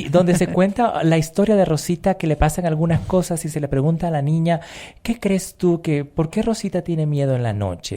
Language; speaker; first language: Spanish; native; Spanish